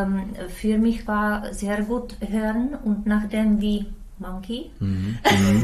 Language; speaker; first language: German; non-native, learner; Czech